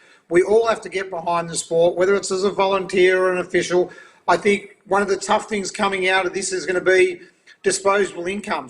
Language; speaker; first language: English; native; English